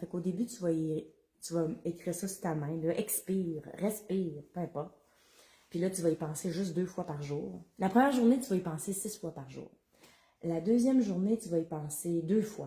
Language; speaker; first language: French; native; French